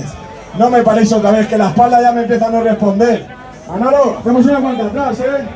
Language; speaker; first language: Spanish; native; Spanish